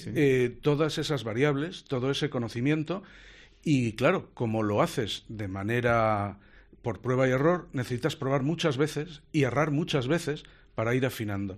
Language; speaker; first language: Spanish; native; Spanish